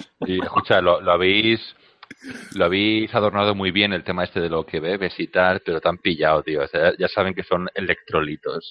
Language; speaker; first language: Spanish; native; Spanish